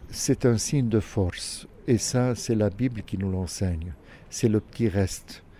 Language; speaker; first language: French; non-native, local second language; Arabic